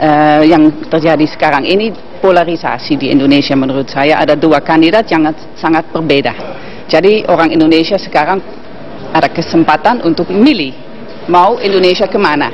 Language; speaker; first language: Indonesian; non-native, fluent; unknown